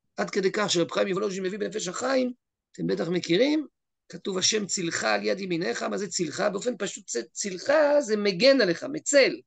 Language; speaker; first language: Hebrew; native; Hebrew